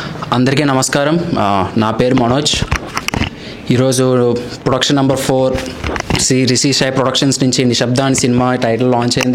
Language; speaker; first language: Telugu; native; Telugu